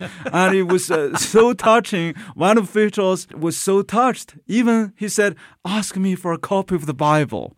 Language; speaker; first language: English; non-native, fluent; Chinese